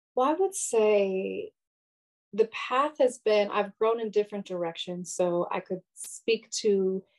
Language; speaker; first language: English; early bilingual, other home language; Yoruba